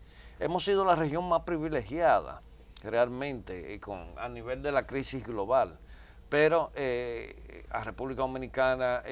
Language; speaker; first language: Spanish; native; Spanish